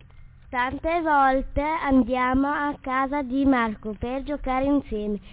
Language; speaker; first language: Italian; early bilingual, other home language; Kurdish